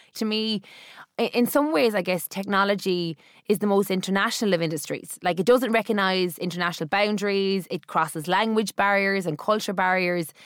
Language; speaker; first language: English; native; English